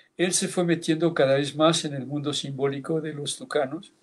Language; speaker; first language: Spanish; early bilingual, heritage; Basque